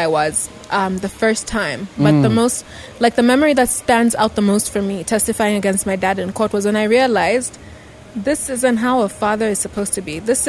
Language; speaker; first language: English; non-native, local second language; Bemba